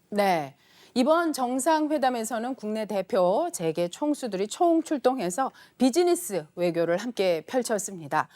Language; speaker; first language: Korean; native; Korean